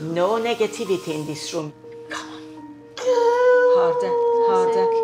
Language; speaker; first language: English; non-native, fluent; Persian